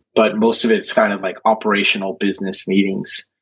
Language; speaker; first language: English; early bilingual, other home language; Spanish